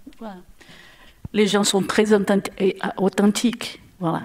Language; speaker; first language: French; non-native, learner; Portuguese